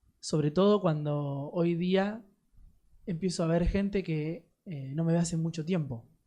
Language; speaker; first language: Spanish; native; Spanish